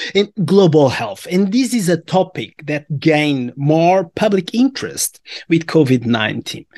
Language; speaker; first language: English; non-native, fluent; Portuguese